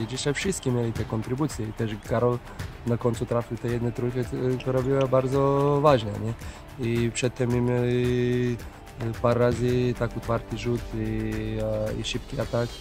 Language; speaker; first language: Polish; non-native, fluent; Slovenian